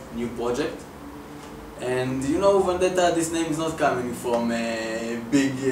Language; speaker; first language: English; non-native, learner; Hebrew